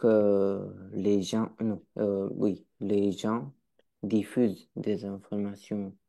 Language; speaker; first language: French; non-native, learner; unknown